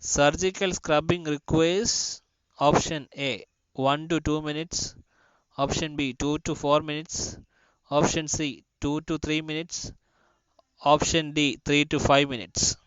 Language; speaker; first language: English; non-native, local second language; Malayalam